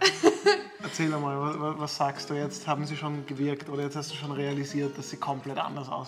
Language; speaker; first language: German; native; German